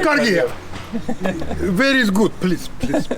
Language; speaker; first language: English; non-native, learner; Georgian